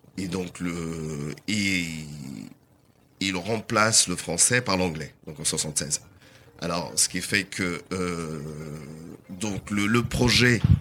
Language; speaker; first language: French; non-native, fluent; Portuguese